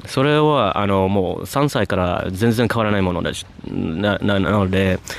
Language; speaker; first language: Japanese; non-native, fluent; English